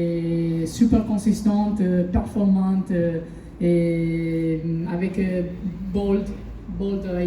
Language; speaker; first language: French; non-native, learner; Italian